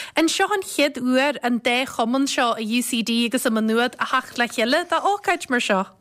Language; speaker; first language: Irish; native; Irish